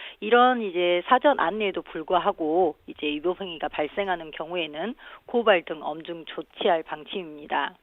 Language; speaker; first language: Korean; native; Korean